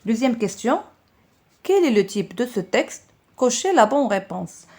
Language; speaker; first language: French; non-native, local second language; Arabic